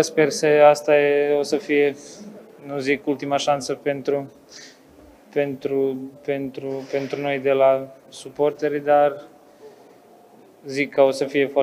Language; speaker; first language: Romanian; non-native, fluent; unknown